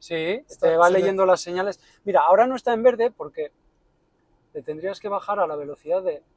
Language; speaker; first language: Spanish; native; Spanish